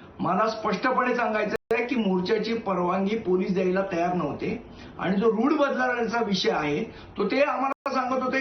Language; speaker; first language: Marathi; native; Marathi